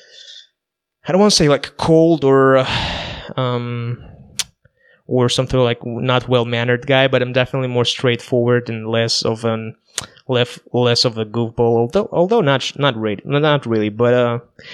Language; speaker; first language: English; non-native, fluent; Russian